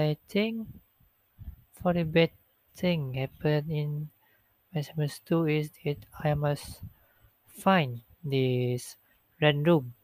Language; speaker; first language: English; non-native, local second language; Malay